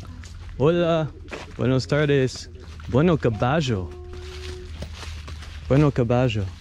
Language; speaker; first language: Spanish; non-native, learner; English